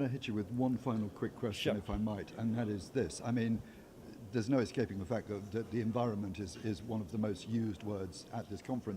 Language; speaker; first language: English; native; English